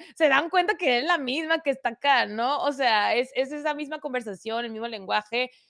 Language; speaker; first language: Spanish; native; Spanish